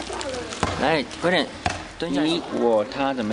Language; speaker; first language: Chinese; native; Chinese